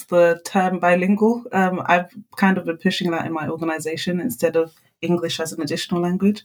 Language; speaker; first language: English; non-native, local second language; Akan